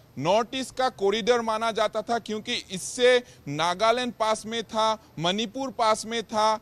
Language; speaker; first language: Hindi; non-native, local second language; Assamese